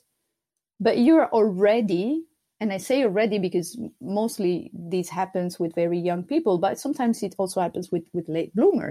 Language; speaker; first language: English; non-native, fluent; Sardinian